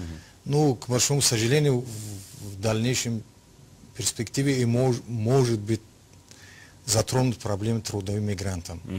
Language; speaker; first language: Russian; non-native, local second language; Tajik